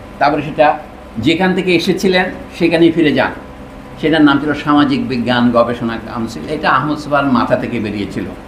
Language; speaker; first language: Bangla; non-native, local second language; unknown